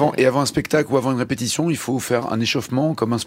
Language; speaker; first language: French; native; French